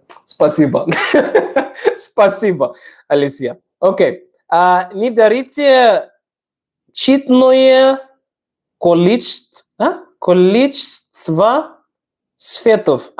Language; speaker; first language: Russian; non-native, learner; English